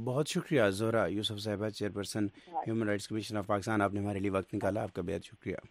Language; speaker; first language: Urdu; native; Urdu